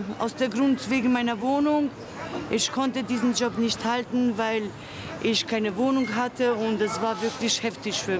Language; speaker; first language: German; non-native, fluent; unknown